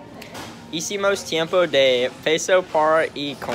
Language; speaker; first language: Spanish; non-native, learner; English